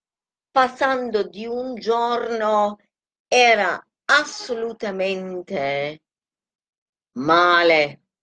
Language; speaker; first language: Italian; non-native, fluent; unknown